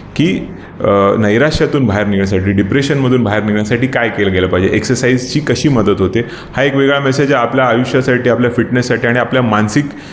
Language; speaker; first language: Marathi; native; Marathi